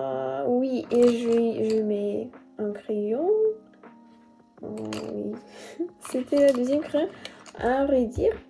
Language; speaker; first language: French; non-native, learner; Russian